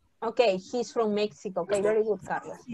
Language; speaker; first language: English; non-native, fluent; Spanish